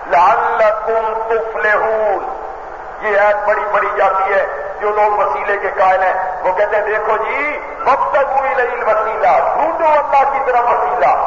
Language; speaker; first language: Urdu; non-native, local second language; Punjabi